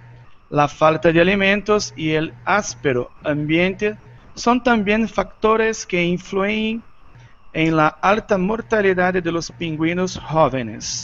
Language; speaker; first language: Spanish; non-native, learner; Portuguese